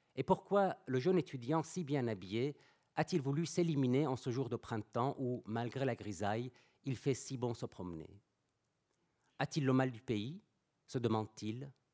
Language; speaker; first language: French; non-native, fluent; Persian